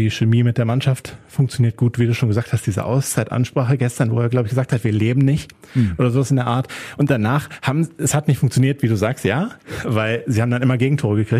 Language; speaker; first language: German; native; German